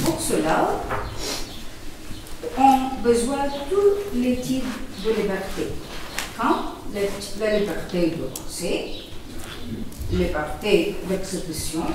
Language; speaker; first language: French; non-native, learner; Arabic